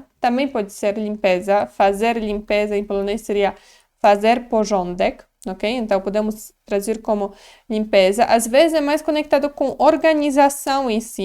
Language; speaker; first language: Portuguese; non-native, fluent; Polish